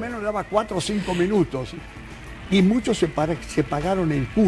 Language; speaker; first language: Spanish; native; Spanish